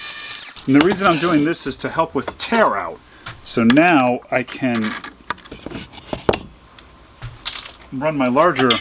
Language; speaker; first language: English; native; English